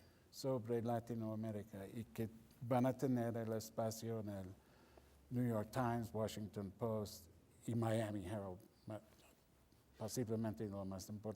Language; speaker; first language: Spanish; non-native, fluent; English